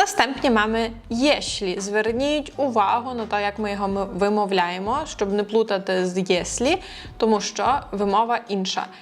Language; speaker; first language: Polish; non-native, fluent; Ukrainian